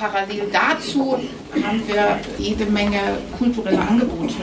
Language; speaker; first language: German; native; German